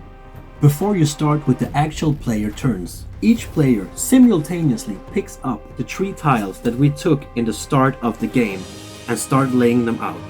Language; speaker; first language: English; non-native, fluent; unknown